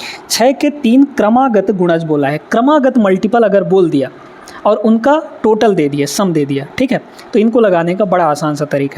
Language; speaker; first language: Hindi; native; Hindi